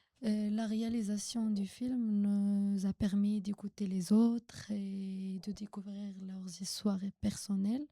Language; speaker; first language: French; non-native, local second language; Arabic